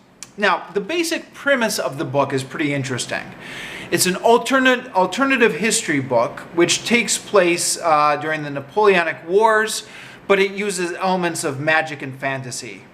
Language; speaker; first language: English; native; English